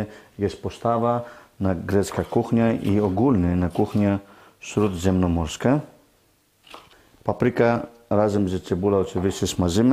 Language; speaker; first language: Polish; non-native, learner; Greek